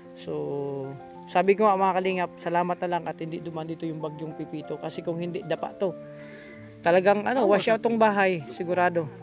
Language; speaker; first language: Filipino; non-native, local second language; Cebuano